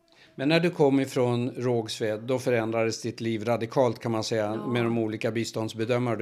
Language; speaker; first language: Swedish; native; Swedish